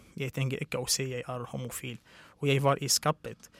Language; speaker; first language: Norwegian; non-native, fluent; Arabic